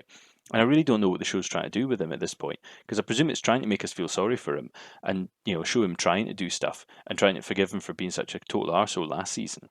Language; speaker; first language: English; native; English